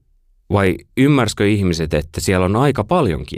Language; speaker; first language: Finnish; native; Finnish